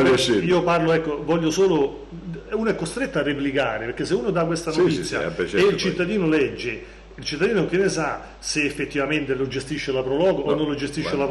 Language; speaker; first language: Italian; native; Italian